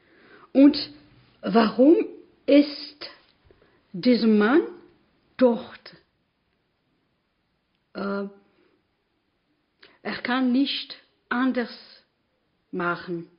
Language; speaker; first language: German; non-native, learner; French